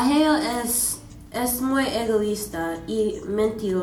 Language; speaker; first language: Spanish; non-native, learner; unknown